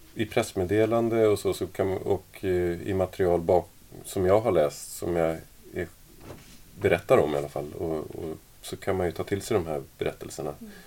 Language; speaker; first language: Swedish; native; Swedish